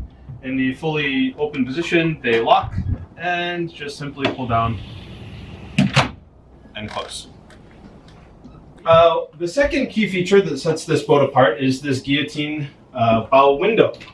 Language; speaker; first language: English; native; English